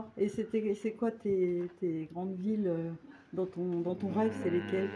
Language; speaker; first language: French; native; French